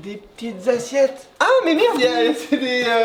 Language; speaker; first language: French; native; French